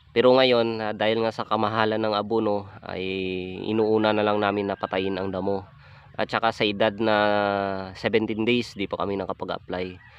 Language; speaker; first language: Filipino; non-native, local second language; Hiligaynon